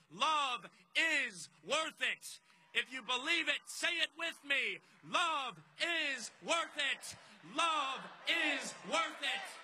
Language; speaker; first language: English; native; English